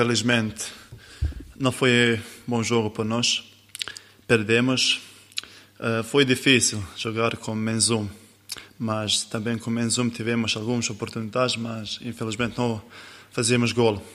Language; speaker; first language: Portuguese; non-native, learner; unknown